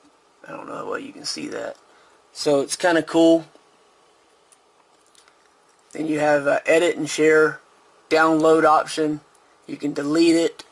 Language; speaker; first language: English; native; English